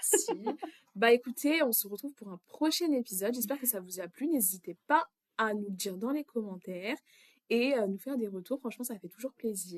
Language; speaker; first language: French; native; French